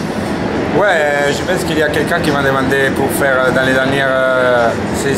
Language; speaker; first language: French; non-native, fluent; Spanish